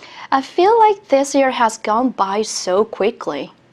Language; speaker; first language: English; non-native, fluent; Korean